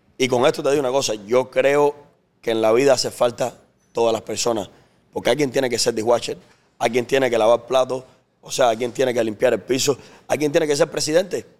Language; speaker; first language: Spanish; native; Spanish